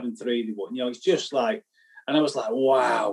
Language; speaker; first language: English; native; English